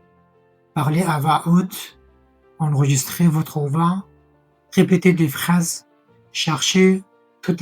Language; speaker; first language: French; non-native, fluent; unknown